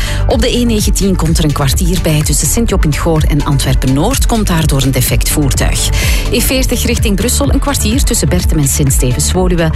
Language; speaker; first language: Dutch; native; Dutch